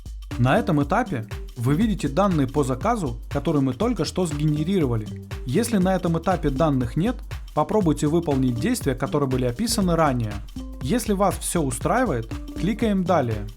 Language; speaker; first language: Russian; native; Russian